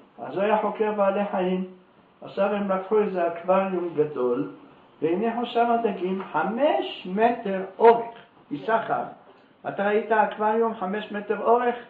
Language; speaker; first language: Hebrew; native; Hebrew